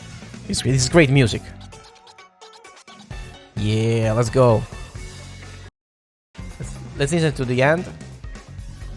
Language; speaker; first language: English; non-native, fluent; Italian